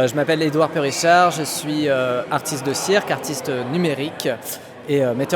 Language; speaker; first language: French; native; French